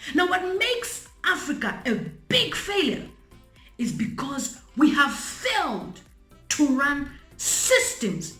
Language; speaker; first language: English; non-native, local second language; Bemba